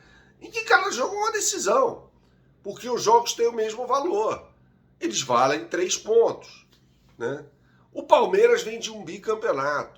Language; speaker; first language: Portuguese; native; Portuguese